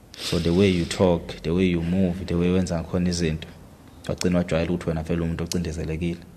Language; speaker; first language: Zulu; native; Zulu